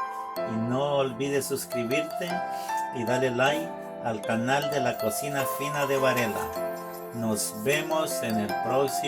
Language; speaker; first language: Spanish; native; Spanish